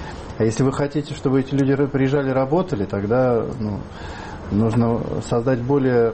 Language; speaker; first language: Russian; native; Russian